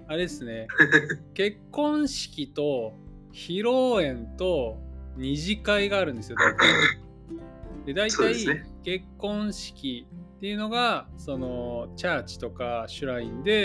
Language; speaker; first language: Japanese; native; Japanese